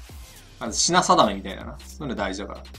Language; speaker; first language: Japanese; native; Japanese